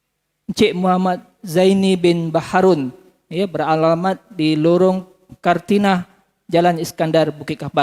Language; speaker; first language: Malay; native; Malay